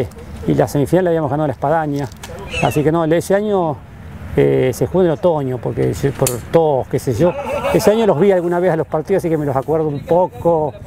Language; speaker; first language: Spanish; native; Spanish